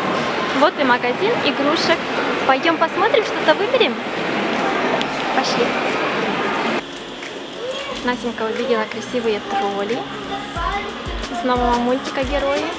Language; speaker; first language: Russian; native; Russian